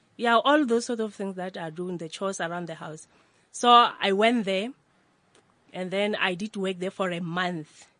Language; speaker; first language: English; non-native, local second language; Northern Sotho